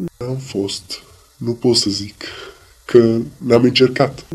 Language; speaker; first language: Romanian; non-native, learner; Arabic